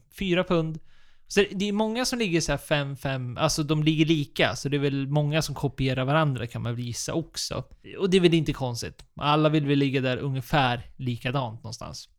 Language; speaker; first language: Swedish; native; Swedish